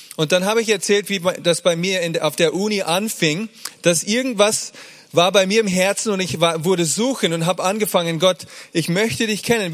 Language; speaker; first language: German; early bilingual, other home language; English